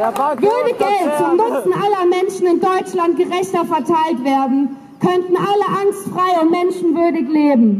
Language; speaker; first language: German; native; German